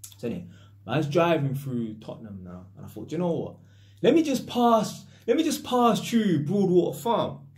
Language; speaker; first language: English; native; English